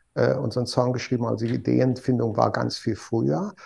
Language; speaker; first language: German; native; German